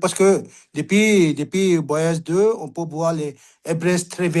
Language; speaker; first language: French; non-native, learner; Sherpa